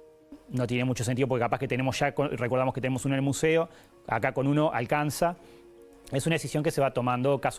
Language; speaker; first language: Spanish; native; Spanish